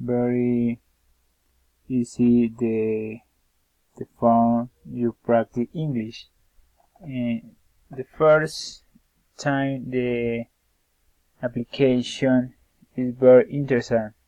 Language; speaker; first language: English; non-native, learner; Spanish